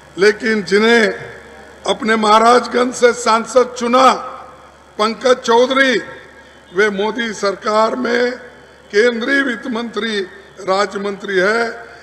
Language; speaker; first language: Hindi; non-native, local second language; Kannada